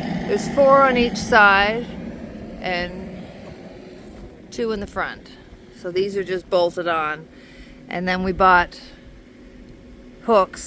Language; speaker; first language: English; native; English